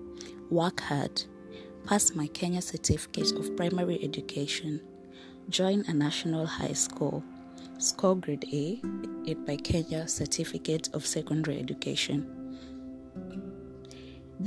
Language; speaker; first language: English; non-native, local second language; Luo (Kenya and Tanzania)